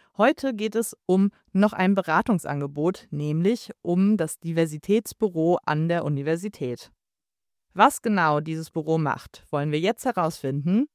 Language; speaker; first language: German; native; German